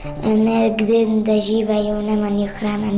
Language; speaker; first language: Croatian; early bilingual, other home language; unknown